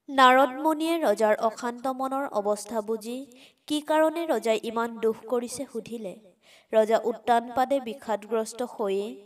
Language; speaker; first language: Assamese; native; Assamese